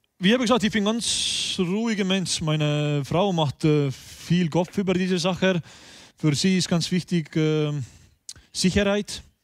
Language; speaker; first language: German; non-native, learner; Estonian